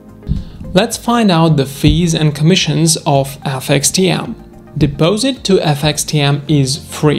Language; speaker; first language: English; non-native, fluent; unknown